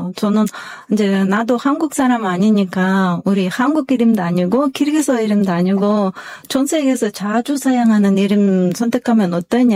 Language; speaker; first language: Korean; non-native, fluent; Kyrgyz